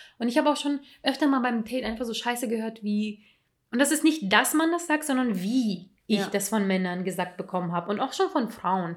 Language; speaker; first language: German; early bilingual, other home language; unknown